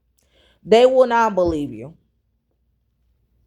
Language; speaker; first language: English; native; English